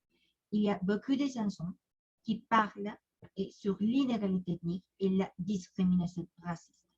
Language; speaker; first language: French; non-native, learner; Spanish